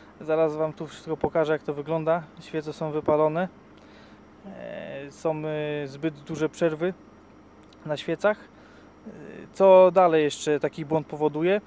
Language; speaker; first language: Polish; native; Polish